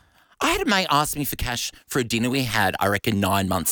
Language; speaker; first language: English; native; English